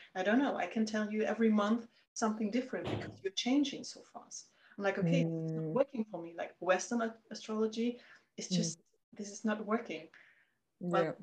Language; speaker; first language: English; non-native, fluent; German